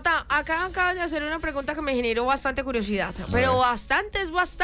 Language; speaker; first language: Spanish; native; Spanish